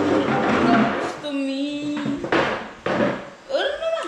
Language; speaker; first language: English; non-native, local second language; Cebuano